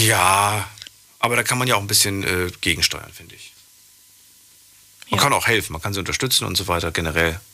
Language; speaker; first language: German; native; German